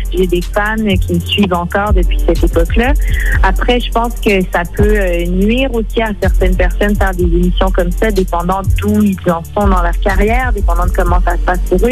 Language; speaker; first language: French; native; French